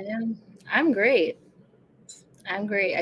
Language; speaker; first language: English; native; English